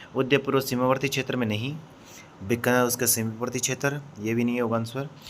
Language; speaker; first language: Hindi; native; Hindi